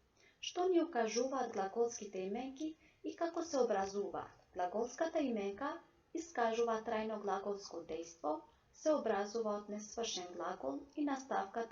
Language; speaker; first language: Macedonian; non-native, local second language; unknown